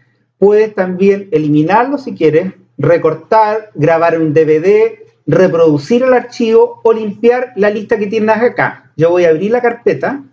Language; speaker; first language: Spanish; native; Spanish